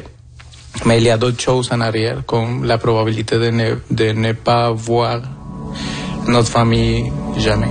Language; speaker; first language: French; non-native, fluent; Spanish